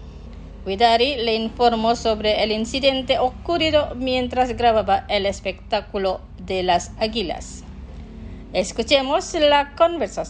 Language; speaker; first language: Spanish; non-native, fluent; Indonesian